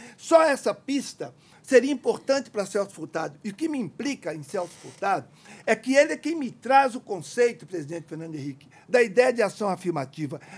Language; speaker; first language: Portuguese; native; Portuguese